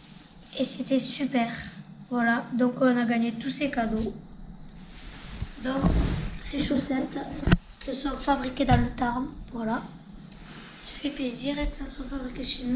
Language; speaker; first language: French; native; French